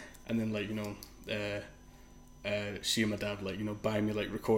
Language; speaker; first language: English; native; English